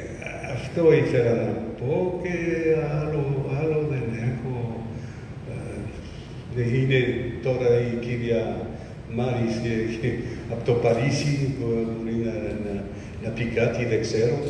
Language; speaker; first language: Greek; early bilingual, heritage; French